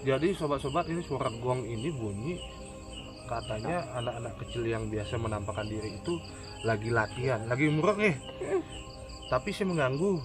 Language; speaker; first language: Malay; non-native, local second language; Balinese